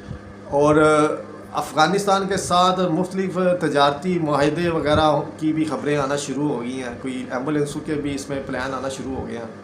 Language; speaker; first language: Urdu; non-native, local second language; Punjabi